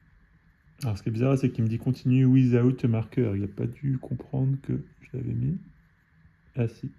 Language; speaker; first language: French; native; French